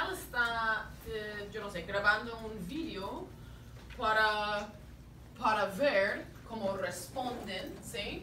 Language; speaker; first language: Spanish; non-native, fluent; English